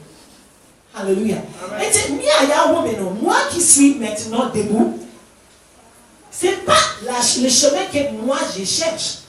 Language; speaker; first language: French; non-native, fluent; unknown